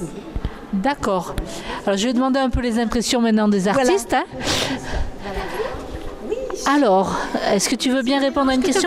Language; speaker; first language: French; native; French